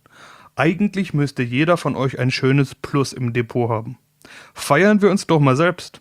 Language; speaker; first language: German; native; German